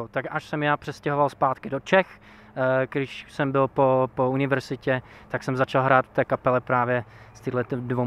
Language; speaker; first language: Czech; non-native, fluent; English